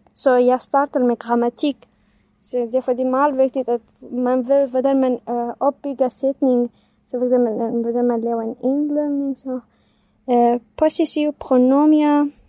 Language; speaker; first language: Danish; non-native, fluent; Kurdish